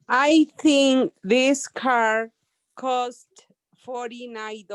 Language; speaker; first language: English; non-native, learner; Spanish